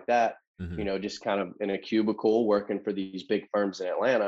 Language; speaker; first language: English; native; English